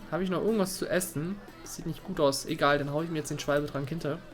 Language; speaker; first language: German; native; German